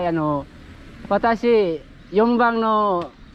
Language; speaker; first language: Japanese; non-native, learner; Filipino